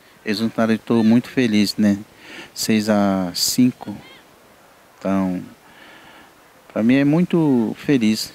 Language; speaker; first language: Portuguese; non-native, local second language; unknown